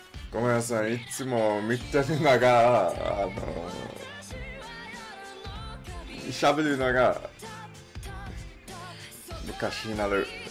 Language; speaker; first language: Japanese; non-native, learner; English